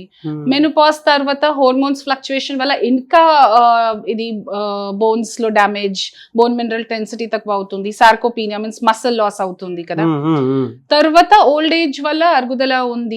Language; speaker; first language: Telugu; non-native, local second language; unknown